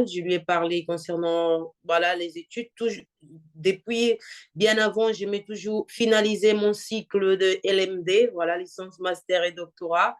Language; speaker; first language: French; non-native, fluent; Portuguese